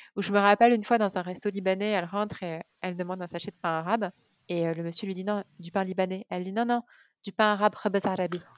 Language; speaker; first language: French; early bilingual, other home language; Arabic